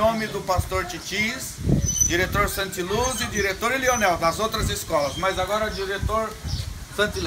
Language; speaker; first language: Portuguese; native; Portuguese